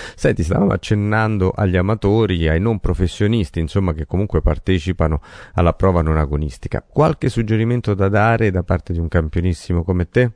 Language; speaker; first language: Italian; native; Italian